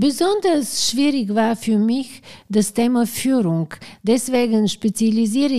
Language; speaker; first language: German; non-native, fluent; Bulgarian